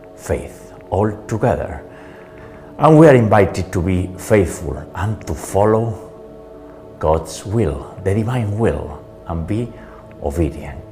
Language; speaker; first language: English; non-native, fluent; Spanish